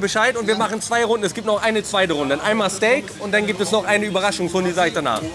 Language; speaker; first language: German; native; German